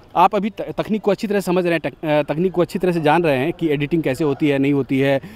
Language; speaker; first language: Hindi; native; Hindi